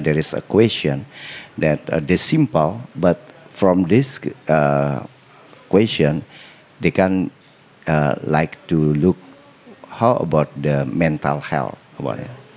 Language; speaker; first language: English; non-native, learner; Indonesian